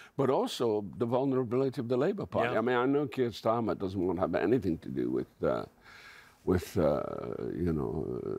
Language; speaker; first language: English; native; English